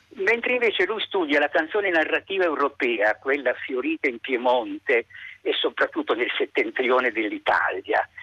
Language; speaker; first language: Italian; native; Italian